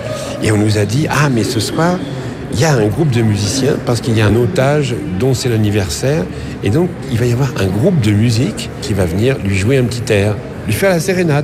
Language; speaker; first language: French; native; French